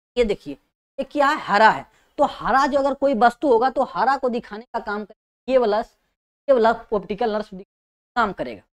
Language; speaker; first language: Hindi; native; Hindi